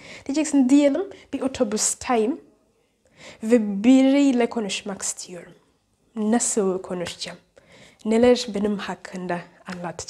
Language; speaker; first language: Turkish; non-native, learner; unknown